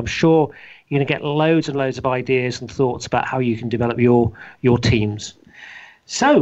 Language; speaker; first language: English; native; English